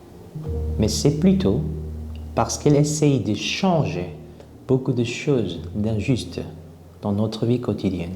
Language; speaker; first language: French; non-native, fluent; Korean